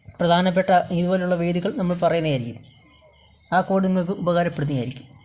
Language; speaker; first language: Malayalam; native; Malayalam